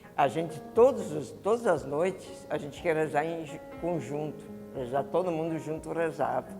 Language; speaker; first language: Portuguese; early bilingual, other home language; Italian